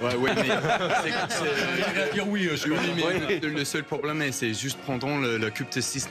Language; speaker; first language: French; non-native, fluent; English